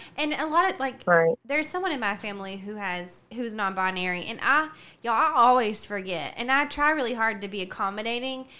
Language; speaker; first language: English; early bilingual, other home language; Spanish